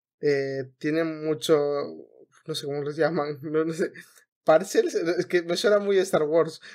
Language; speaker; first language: Spanish; native; Spanish